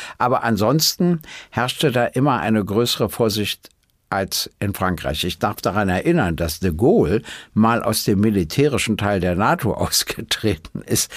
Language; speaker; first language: German; native; German